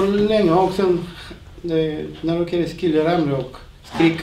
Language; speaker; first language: Swedish; non-native, fluent; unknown